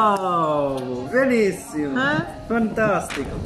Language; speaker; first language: Italian; non-native, learner; Urdu